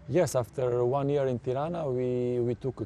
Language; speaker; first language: English; non-native, fluent; Serbian